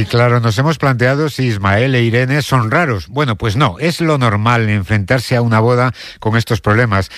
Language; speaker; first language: Spanish; native; Spanish